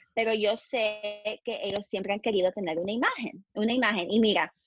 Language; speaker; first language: Spanish; early bilingual, heritage; Spanish